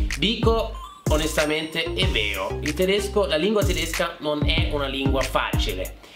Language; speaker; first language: Italian; non-native, fluent; German